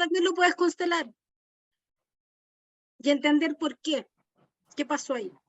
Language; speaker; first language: Spanish; native; Spanish